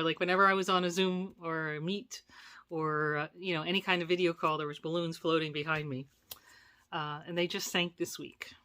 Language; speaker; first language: English; native; English